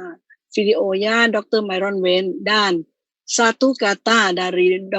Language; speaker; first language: Indonesian; non-native, fluent; Thai